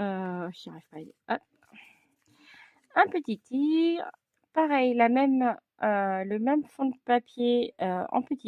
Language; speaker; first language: French; native; French